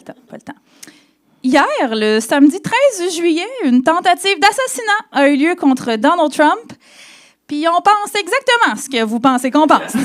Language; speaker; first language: French; native; French